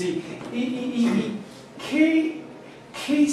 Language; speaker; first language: Spanish; non-native, fluent; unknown